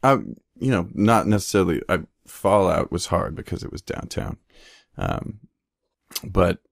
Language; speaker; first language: English; native; English